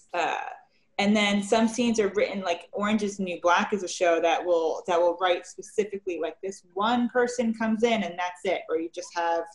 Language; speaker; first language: English; native; English